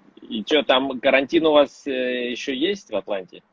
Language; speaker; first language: Russian; native; Russian